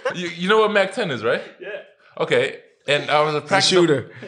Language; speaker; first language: English; non-native, fluent; Lithuanian